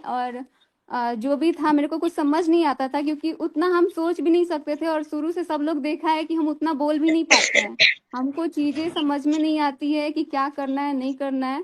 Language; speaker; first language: Hindi; native; Hindi